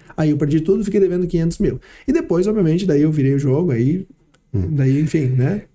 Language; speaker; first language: Portuguese; early bilingual, heritage; Portuguese